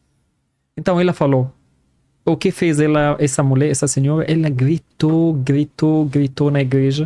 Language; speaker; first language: Portuguese; non-native, fluent; Arabic